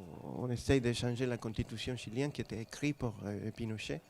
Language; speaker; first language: French; non-native, fluent; Spanish